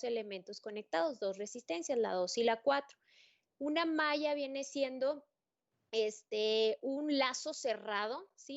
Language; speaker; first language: Spanish; native; Spanish